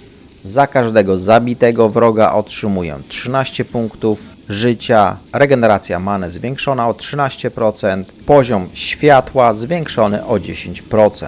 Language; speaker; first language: Polish; native; Polish